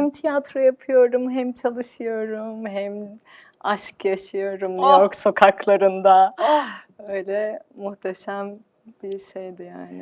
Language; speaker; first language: Turkish; early bilingual, heritage; Turkish